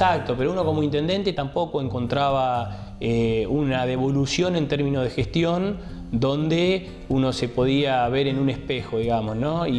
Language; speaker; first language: Spanish; native; Spanish